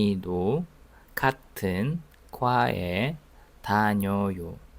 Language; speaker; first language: Korean; non-native, fluent; Russian